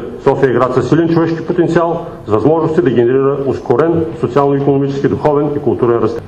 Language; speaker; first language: Bulgarian; native; Bulgarian